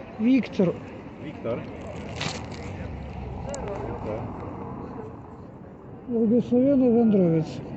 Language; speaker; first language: Polish; non-native, learner; Russian